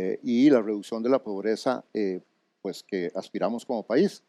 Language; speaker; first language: Spanish; native; Spanish